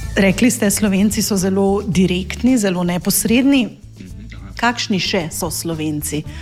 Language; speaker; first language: Slovenian; native; Slovenian